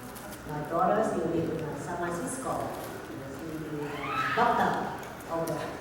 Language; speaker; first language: English; non-native, learner; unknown